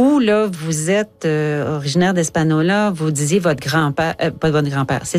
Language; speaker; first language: French; native; French